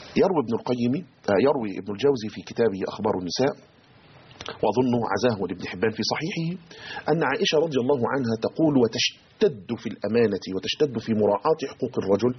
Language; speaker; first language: Arabic; native; Arabic